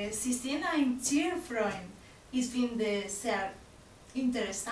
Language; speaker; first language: German; non-native, learner; Spanish